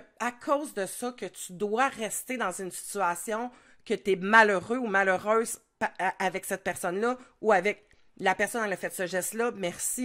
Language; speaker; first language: French; native; French